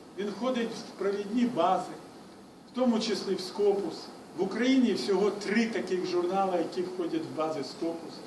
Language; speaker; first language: Ukrainian; non-native, local second language; Russian